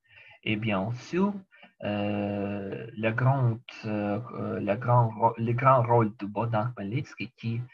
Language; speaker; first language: French; non-native, learner; Ukrainian